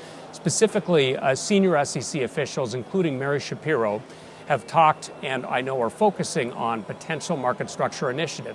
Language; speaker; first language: English; native; English